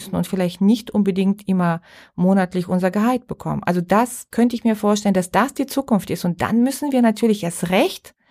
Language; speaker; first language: German; non-native, fluent; Bulgarian